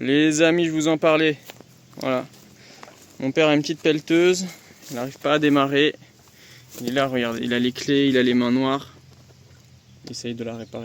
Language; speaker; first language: French; native; French